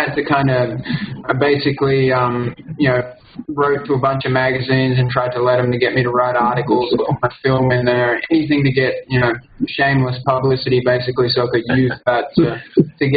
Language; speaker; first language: English; native; English